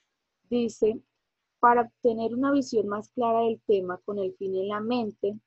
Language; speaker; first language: Spanish; native; Spanish